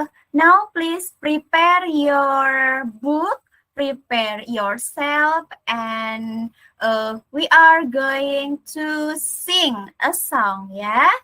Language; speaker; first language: English; non-native, learner; Indonesian